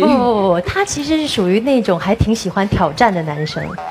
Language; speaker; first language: Chinese; native; Chinese